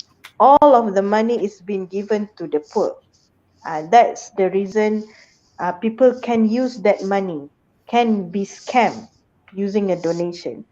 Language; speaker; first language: English; non-native, fluent; Malay